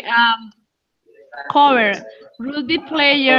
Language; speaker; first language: English; non-native, learner; Spanish